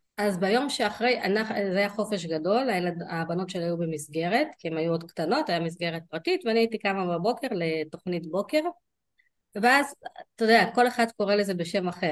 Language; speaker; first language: Hebrew; early bilingual, other home language; Russian